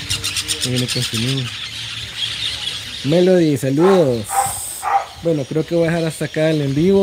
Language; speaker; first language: Spanish; native; Spanish